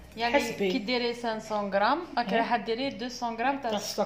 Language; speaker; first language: Arabic; native; Arabic